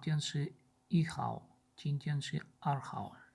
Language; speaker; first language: Chinese; non-native, learner; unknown